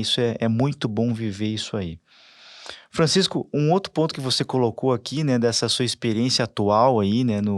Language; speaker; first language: Portuguese; native; Portuguese